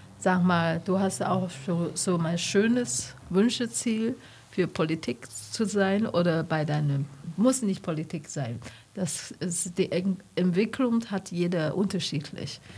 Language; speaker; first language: German; non-native, learner; Chinese